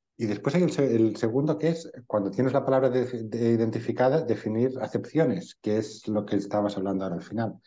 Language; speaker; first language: Spanish; native; Spanish